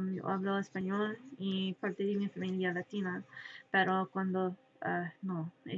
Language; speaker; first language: Spanish; early bilingual, heritage; Spanish